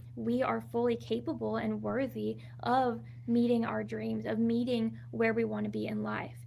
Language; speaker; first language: English; native; English